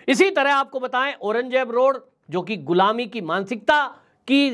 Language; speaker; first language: Hindi; native; Hindi